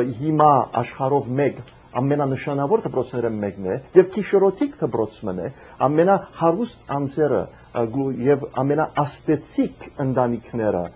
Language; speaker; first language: Armenian; early bilingual, heritage; Armenian